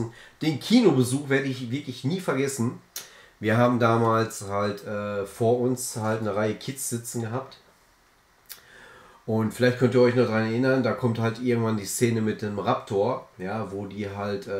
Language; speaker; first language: German; native; German